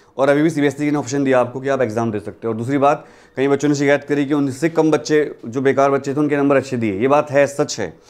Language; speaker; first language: Hindi; native; Hindi